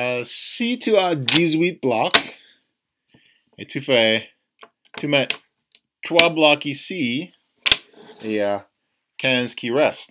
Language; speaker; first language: French; non-native, fluent; English